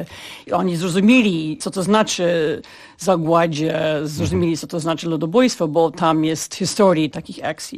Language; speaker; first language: Polish; non-native, fluent; English